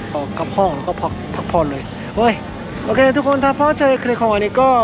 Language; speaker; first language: Thai; non-native, fluent; Korean